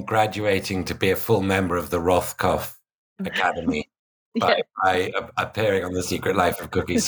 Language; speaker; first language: English; native; English